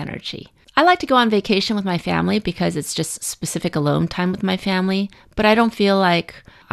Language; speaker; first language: English; native; English